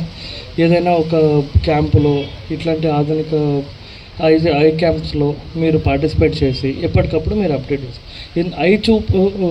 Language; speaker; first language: Telugu; native; Telugu